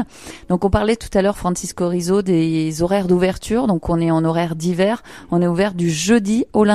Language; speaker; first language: French; native; French